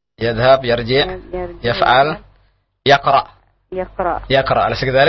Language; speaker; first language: Arabic; non-native, fluent; Indonesian